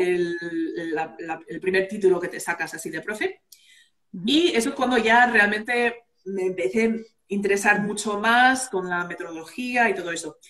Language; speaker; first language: Spanish; early bilingual, other home language; English